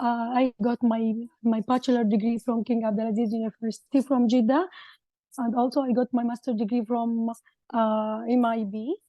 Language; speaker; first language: English; non-native, learner; Arabic